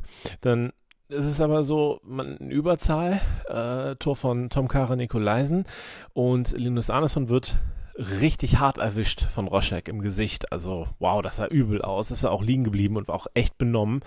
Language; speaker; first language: German; native; German